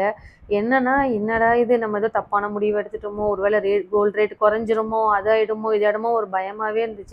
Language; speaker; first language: Tamil; native; Tamil